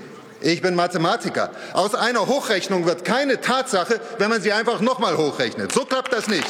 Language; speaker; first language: German; native; German